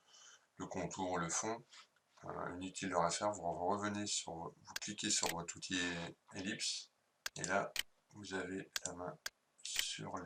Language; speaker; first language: French; native; French